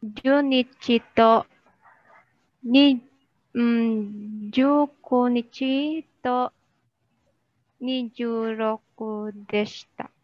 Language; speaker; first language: Japanese; non-native, learner; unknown